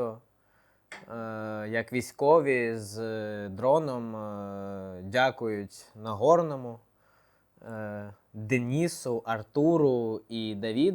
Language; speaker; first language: Ukrainian; non-native, local second language; Russian